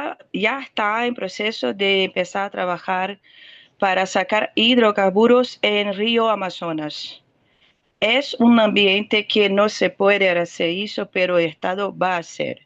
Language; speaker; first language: Spanish; non-native, fluent; Portuguese